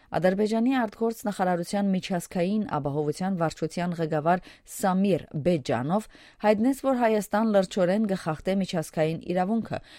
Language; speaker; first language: Armenian; early bilingual, heritage; Armenian